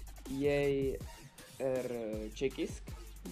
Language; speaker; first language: Norwegian; non-native, learner; Czech